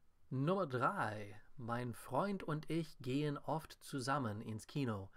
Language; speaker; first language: German; non-native, fluent; English